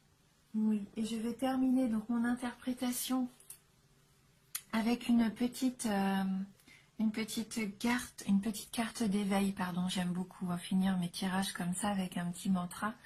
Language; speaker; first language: French; native; French